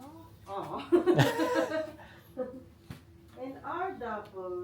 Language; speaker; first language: Dutch; non-native, learner; Filipino